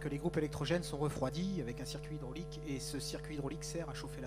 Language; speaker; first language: French; native; French